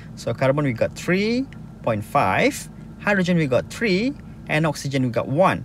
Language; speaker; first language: English; non-native, local second language; Malay